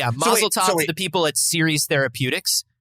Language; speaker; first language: English; native; English